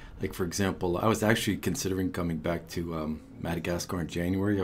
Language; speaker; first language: English; native; English